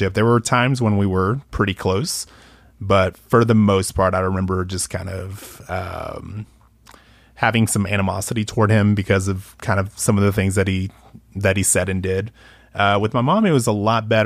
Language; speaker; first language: English; early bilingual, other home language; Spanish